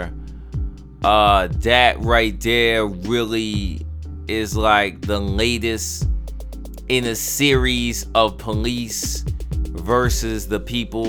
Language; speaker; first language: English; native; English